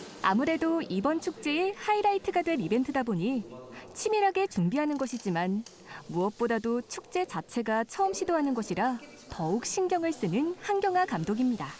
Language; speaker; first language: Korean; native; Korean